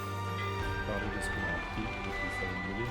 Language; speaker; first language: French; native; French